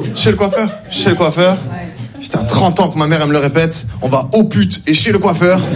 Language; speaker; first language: French; native; French